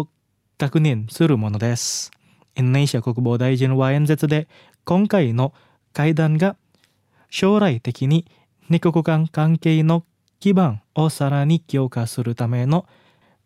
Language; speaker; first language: Japanese; non-native, fluent; Indonesian